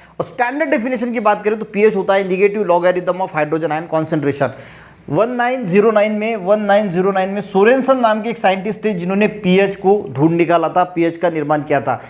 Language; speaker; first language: Hindi; non-native, local second language; Marathi